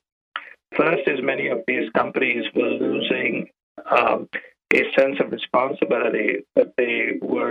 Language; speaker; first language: English; non-native, local second language; Gujarati